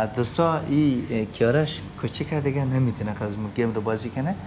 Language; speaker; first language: Persian; native; Persian